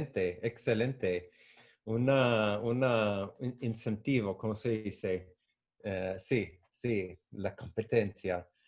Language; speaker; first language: Spanish; non-native, fluent; English